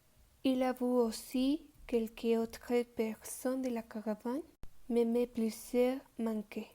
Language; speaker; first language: French; non-native, learner; Spanish